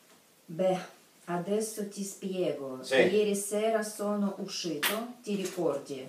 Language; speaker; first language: Italian; non-native, learner; Russian